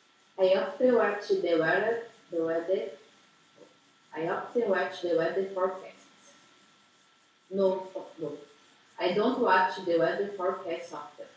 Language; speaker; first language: English; non-native, learner; Portuguese